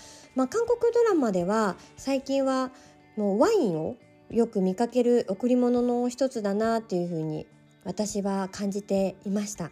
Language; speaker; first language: Japanese; native; Japanese